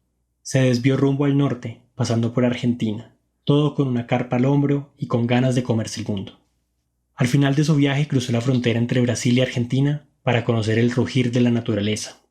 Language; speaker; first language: Spanish; native; Spanish